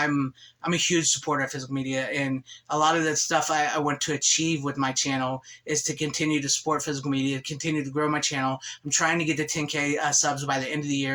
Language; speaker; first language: English; native; English